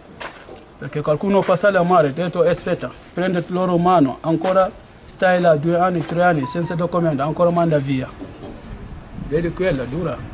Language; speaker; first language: Italian; non-native, learner; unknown